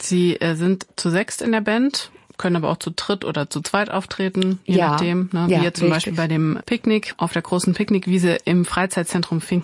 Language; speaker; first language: German; native; German